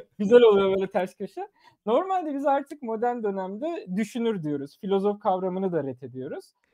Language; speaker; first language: Turkish; early bilingual, other home language; German